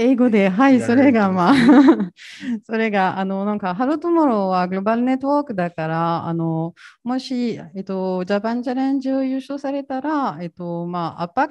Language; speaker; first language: Japanese; non-native, fluent; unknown